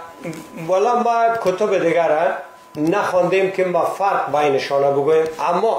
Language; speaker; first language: Persian; native; Persian